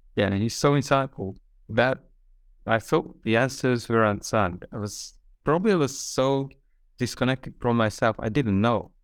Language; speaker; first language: English; non-native, fluent; Hungarian